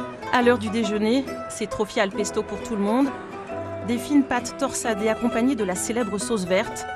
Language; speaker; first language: French; native; French